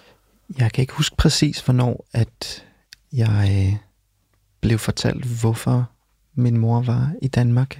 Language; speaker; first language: Danish; early bilingual, other home language; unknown